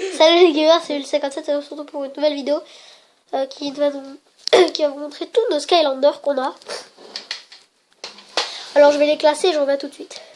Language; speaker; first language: French; native; French